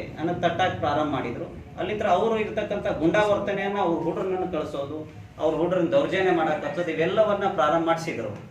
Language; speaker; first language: Kannada; non-native, local second language; Lambadi